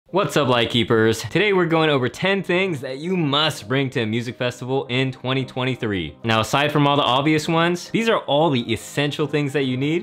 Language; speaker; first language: English; native; English